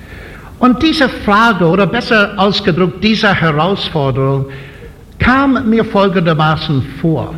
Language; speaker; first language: German; non-native, fluent; English